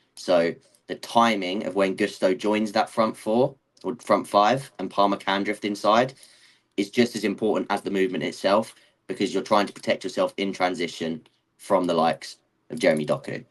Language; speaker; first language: English; native; English